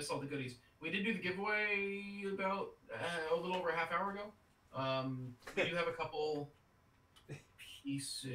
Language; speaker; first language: English; native; English